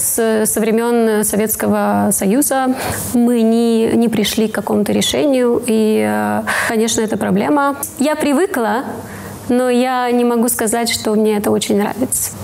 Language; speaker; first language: Russian; non-native, local second language; Romanian